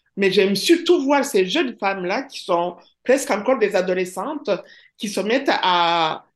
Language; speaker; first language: French; non-native, local second language; Kinyarwanda